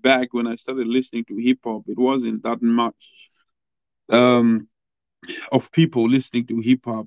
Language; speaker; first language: English; non-native, local second language; Shona